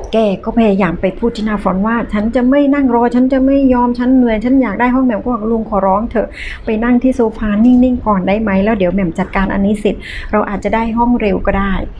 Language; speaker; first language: Thai; native; Thai